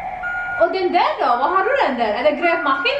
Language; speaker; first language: Swedish; non-native, learner; Indonesian